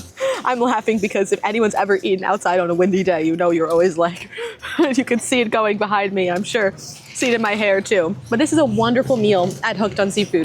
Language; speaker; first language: English; native; English